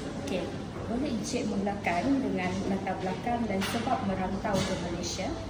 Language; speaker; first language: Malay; non-native, local second language; Iban